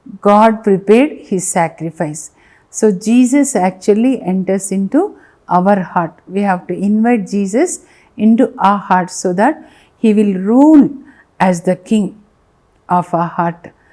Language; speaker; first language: English; non-native, local second language; Telugu